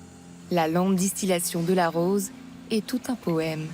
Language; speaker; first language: French; native; French